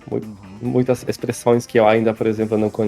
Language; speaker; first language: Portuguese; non-native, fluent; Polish